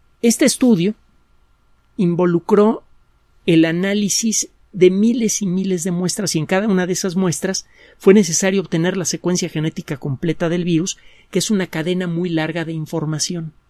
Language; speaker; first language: Spanish; native; Spanish